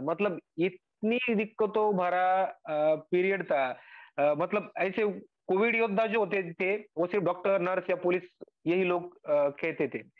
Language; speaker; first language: Hindi; non-native, local second language; Marathi